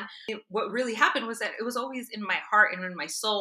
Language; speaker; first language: English; native; English